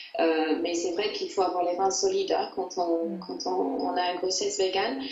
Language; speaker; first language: French; non-native, fluent; English